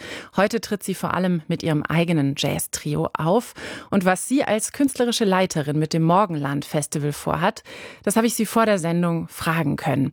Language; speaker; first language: German; native; German